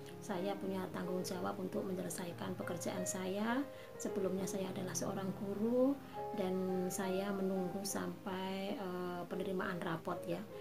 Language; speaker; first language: Indonesian; native; Indonesian